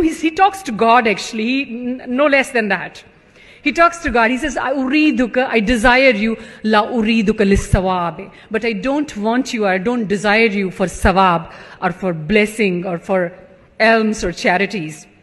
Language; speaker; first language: English; non-native, local second language; Punjabi